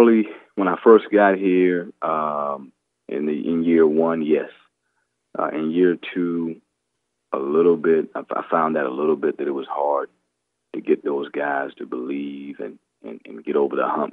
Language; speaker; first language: English; native; English